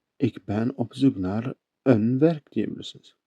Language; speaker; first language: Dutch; non-native, learner; Turkish